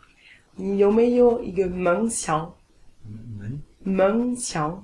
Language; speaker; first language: Chinese; non-native, learner; French